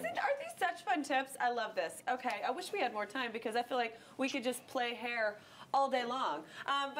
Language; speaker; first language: English; native; English